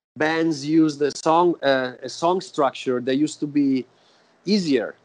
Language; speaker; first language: English; non-native, fluent; Italian